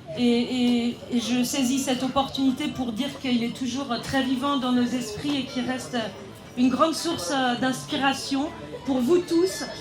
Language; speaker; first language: French; native; French